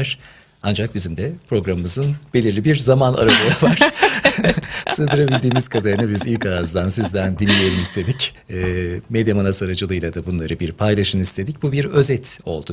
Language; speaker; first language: Turkish; native; Turkish